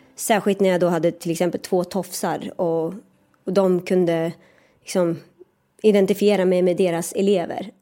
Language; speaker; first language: Swedish; early bilingual, other home language; Persian